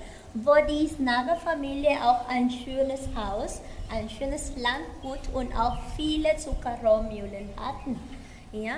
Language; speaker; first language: German; non-native, fluent; Spanish